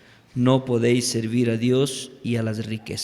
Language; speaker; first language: Spanish; native; Spanish